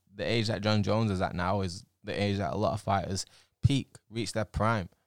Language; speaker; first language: English; native; English